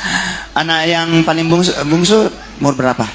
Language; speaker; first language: Indonesian; native; Indonesian